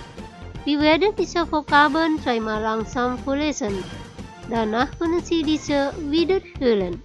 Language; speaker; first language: German; non-native, fluent; Indonesian